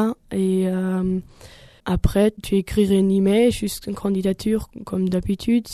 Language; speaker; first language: French; non-native, learner; German